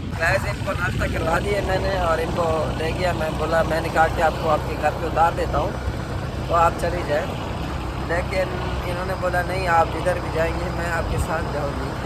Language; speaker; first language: Urdu; non-native, local second language; Punjabi